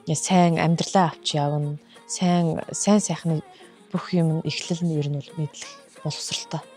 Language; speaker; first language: Mongolian; non-native, local second language; Kazakh